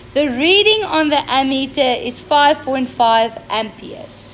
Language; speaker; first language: English; non-native, local second language; Afrikaans